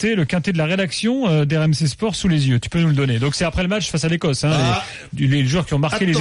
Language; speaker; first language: French; native; French